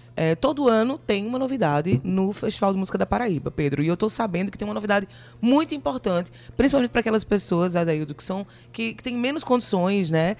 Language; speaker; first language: Portuguese; native; Portuguese